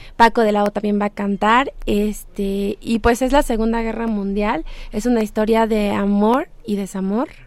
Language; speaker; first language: Spanish; non-native, fluent; French